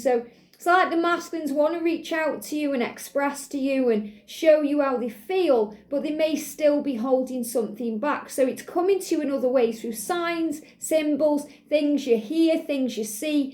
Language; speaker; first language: English; native; English